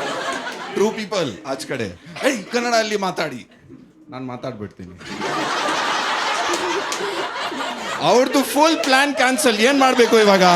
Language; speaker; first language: Kannada; non-native, learner; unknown